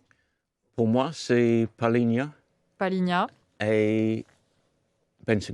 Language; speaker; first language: French; non-native, fluent; English